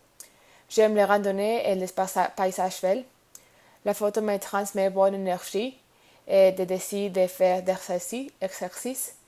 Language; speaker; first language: French; non-native, learner; Spanish